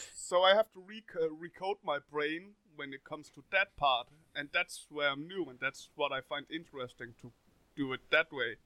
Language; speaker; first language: English; non-native, fluent; Danish